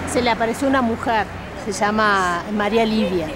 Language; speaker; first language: Portuguese; non-native, learner; Spanish